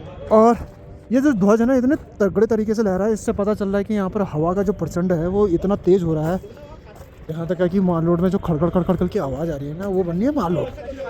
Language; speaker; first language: Hindi; native; Hindi